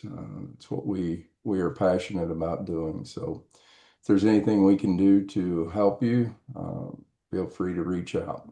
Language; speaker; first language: English; native; English